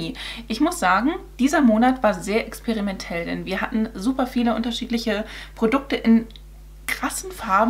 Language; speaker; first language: German; native; German